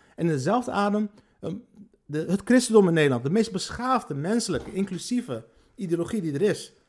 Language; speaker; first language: Dutch; early bilingual, other home language; Turkish